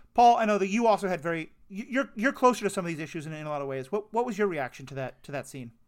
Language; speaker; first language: English; native; English